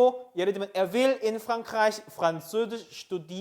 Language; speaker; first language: German; non-native, fluent; Korean